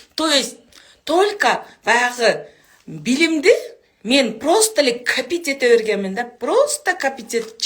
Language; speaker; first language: Russian; non-native, local second language; Kyrgyz